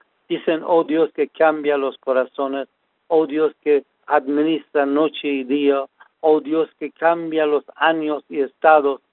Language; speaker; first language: Spanish; non-native, fluent; Persian